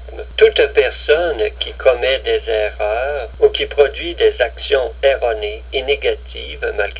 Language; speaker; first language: French; native; French